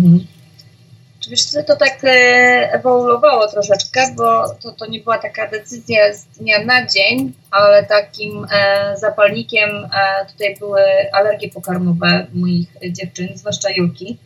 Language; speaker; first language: Polish; native; Polish